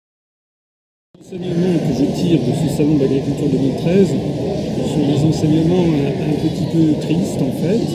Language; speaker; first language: French; native; French